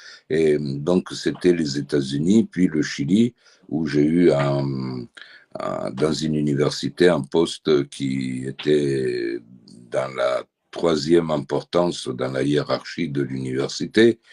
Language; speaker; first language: French; early bilingual, heritage; French